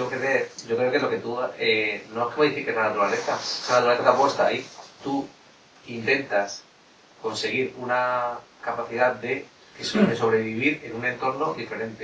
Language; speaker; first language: Spanish; native; Spanish